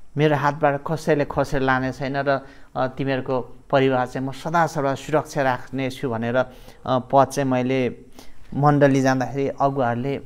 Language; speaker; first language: Nepali; non-native, local second language; Limbu